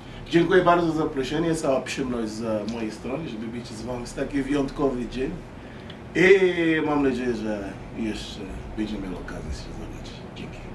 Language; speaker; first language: Polish; non-native, fluent; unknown